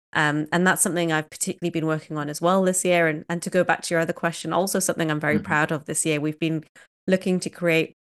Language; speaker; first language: English; native; English